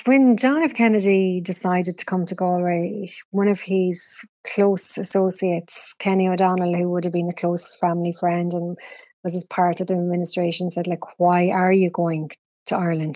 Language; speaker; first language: English; native; English